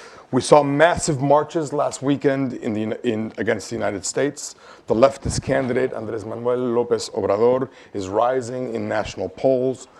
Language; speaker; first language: English; native; English